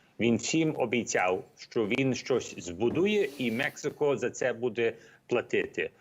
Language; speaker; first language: Ukrainian; early bilingual, heritage; Ukrainian